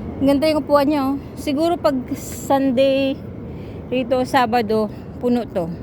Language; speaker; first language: Filipino; non-native, local second language; Cebuano